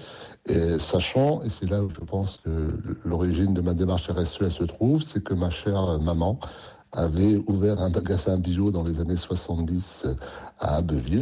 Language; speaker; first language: French; native; French